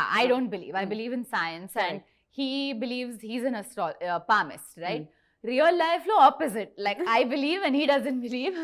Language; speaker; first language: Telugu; non-native, learner; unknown